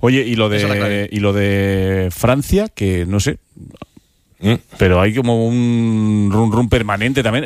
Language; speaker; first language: Spanish; native; Spanish